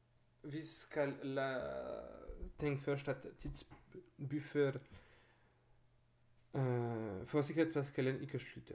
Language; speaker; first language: Norwegian; non-native, fluent; French